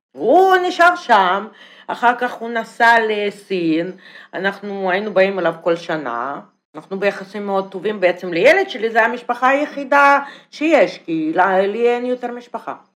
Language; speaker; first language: Hebrew; non-native, fluent; Russian